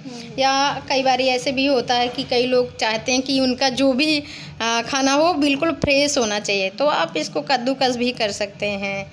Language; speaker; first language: Hindi; native; Hindi